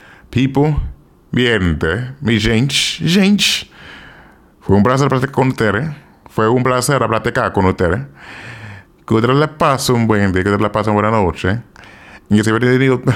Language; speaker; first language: Spanish; non-native, fluent; English